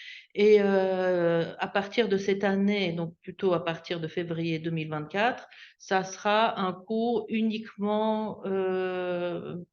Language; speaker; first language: French; non-native, fluent; Polish